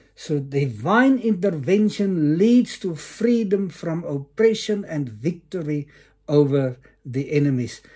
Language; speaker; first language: English; non-native, local second language; Afrikaans